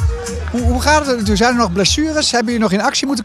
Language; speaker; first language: Dutch; native; Dutch